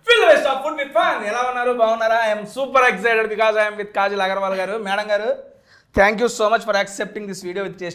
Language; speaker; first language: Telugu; native; Telugu